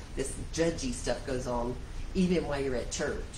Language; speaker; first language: English; native; English